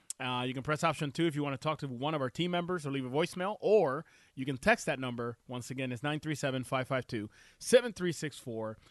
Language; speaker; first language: English; non-native, fluent; Spanish